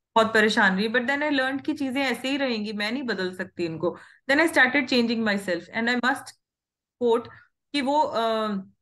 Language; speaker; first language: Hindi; non-native, local second language; Punjabi